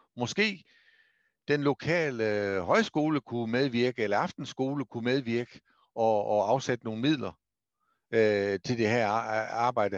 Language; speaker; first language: Danish; native; Danish